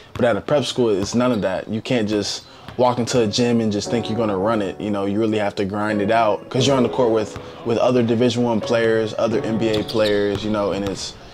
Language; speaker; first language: English; native; English